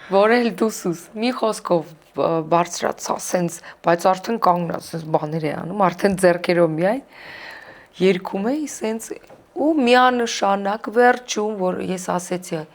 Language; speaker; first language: Armenian; early bilingual, heritage; Armenian